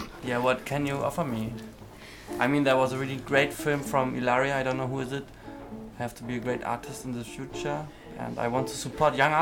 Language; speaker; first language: English; non-native, fluent; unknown